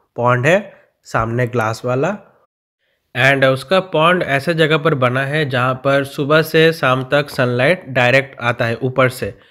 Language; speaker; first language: Hindi; non-native, local second language; Bangla